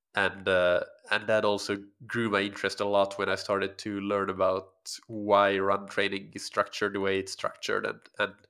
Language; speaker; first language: English; non-native, fluent; Swedish